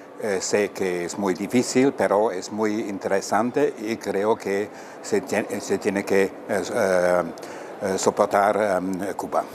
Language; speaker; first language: Spanish; non-native, fluent; German